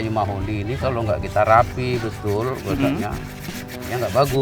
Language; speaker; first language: Indonesian; native; Indonesian